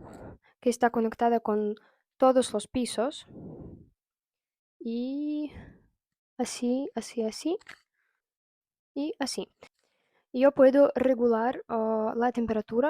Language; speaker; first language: Spanish; non-native, fluent; Russian